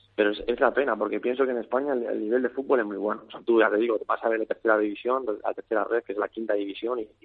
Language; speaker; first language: Spanish; native; Spanish